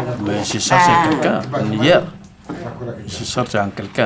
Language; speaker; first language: French; non-native, learner; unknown